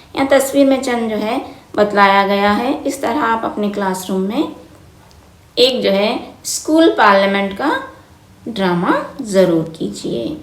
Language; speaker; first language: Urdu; native; Urdu